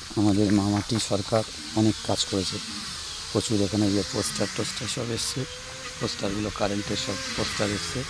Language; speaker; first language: Bangla; native; Bangla